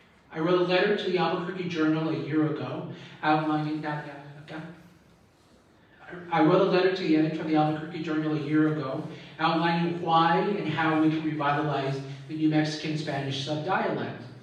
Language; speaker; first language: English; early bilingual, other home language; Spanish